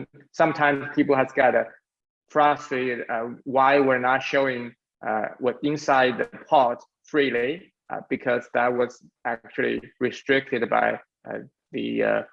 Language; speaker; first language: English; non-native, fluent; Chinese